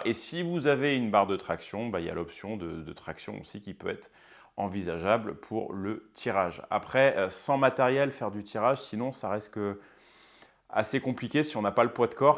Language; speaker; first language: French; native; French